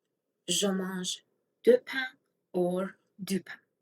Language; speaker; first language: French; non-native, fluent; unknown